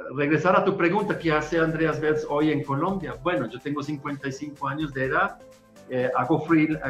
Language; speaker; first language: Spanish; non-native, fluent; German